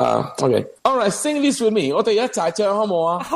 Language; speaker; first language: Cantonese; non-native, learner; Spanish